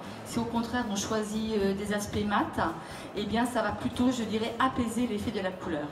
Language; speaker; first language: French; native; French